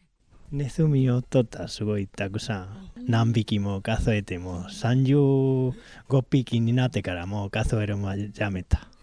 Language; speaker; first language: Japanese; non-native, learner; Spanish